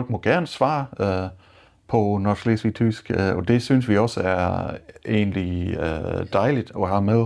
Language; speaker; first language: Danish; non-native, fluent; German